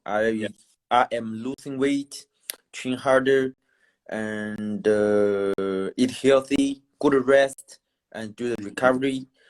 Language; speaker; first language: English; non-native, learner; Chinese